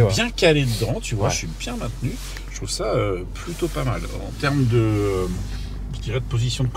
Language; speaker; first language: French; native; French